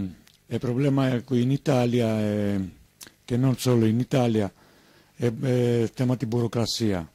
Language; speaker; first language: Italian; non-native, learner; Greek